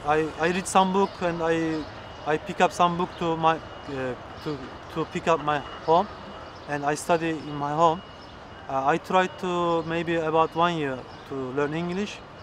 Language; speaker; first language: English; non-native, learner; Turkish